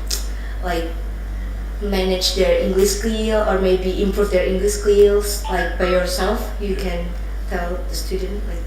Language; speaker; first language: English; non-native, learner; Indonesian